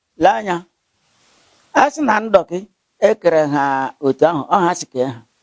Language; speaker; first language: Igbo; non-native, local second language; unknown